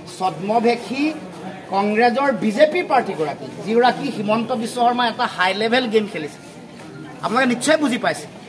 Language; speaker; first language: Assamese; native; Assamese